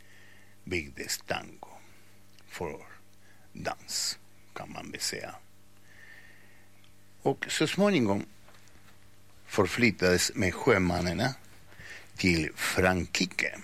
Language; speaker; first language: Swedish; non-native, fluent; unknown